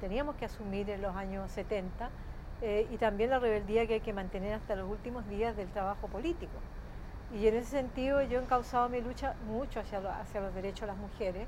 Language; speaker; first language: Spanish; native; Spanish